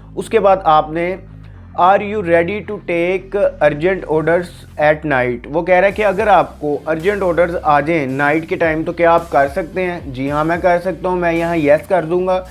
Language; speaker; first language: Urdu; native; Urdu